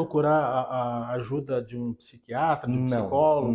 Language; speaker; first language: Portuguese; native; Portuguese